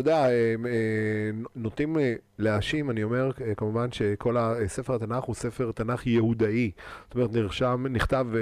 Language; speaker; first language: Hebrew; native; Hebrew